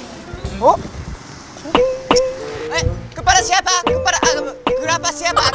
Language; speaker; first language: Indonesian; non-native, learner; Japanese